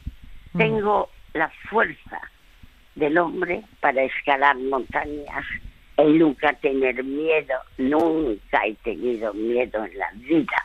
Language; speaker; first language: Spanish; native; Spanish